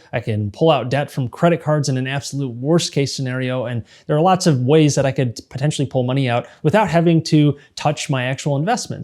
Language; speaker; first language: English; native; English